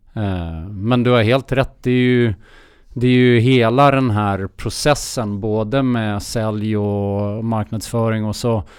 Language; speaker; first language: Swedish; early bilingual, heritage; Swedish